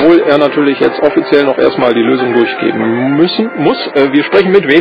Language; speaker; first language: German; native; German